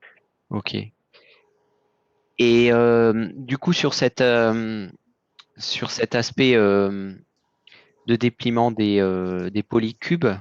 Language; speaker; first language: French; native; French